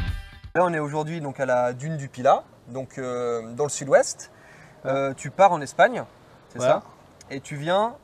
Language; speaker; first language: French; native; French